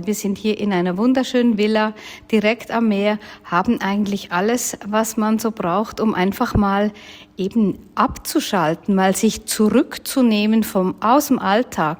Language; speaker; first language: German; native; German